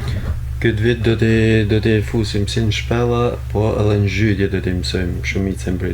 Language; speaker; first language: Albanian; native; Albanian